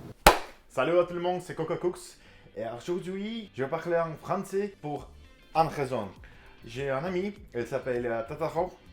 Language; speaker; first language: French; non-native, learner; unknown